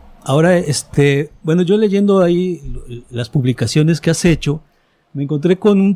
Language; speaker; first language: Spanish; native; Spanish